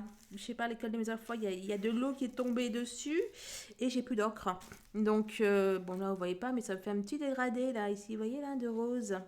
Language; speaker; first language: French; native; French